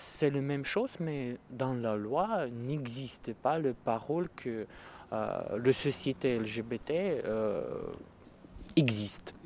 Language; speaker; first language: French; non-native, learner; Russian